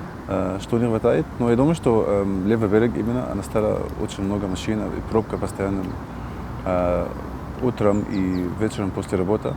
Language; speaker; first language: Russian; non-native, learner; Arabic